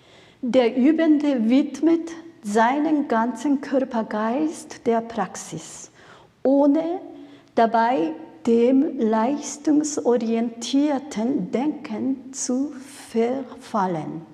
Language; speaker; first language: German; non-native, fluent; Japanese